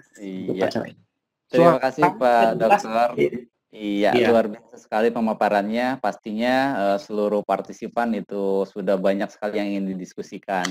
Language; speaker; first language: Indonesian; native; Indonesian